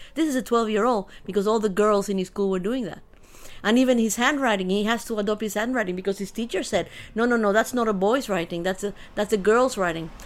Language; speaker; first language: English; early bilingual, other home language; Spanish